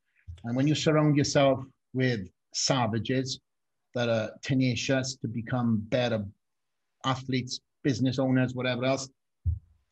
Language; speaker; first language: English; native; English